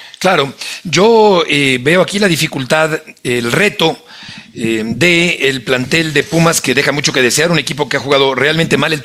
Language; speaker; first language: Spanish; native; Spanish